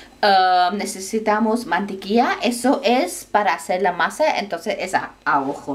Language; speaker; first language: Spanish; non-native, fluent; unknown